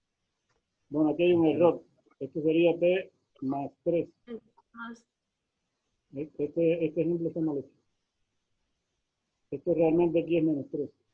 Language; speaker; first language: Spanish; native; Spanish